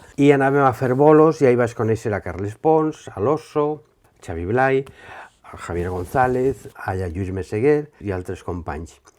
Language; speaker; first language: Catalan; native; Catalan